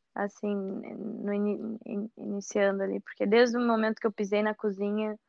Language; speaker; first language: Portuguese; native; Portuguese